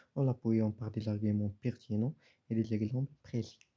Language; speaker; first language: French; non-native, local second language; Arabic